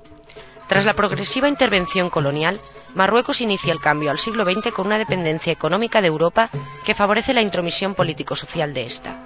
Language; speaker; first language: Spanish; native; Spanish